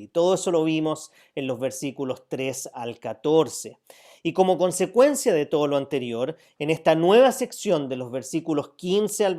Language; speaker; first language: Spanish; native; Spanish